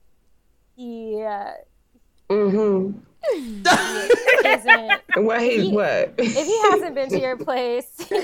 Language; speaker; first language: English; native; English